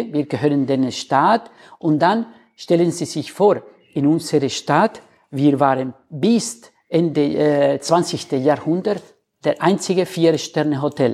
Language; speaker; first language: German; non-native, learner; Spanish